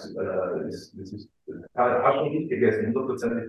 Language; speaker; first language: German; early bilingual, other home language; Croatian